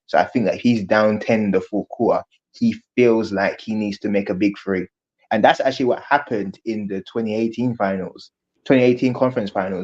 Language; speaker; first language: English; native; English